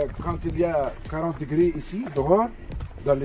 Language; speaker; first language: French; non-native, local second language; Arabic